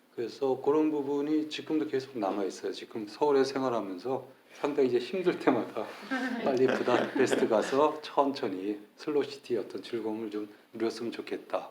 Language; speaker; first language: Korean; native; Korean